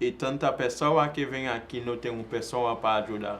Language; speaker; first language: Portuguese; non-native, learner; Haitian Creole